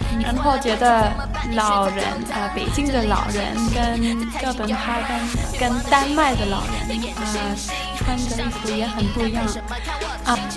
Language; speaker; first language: Chinese; non-native, learner; Danish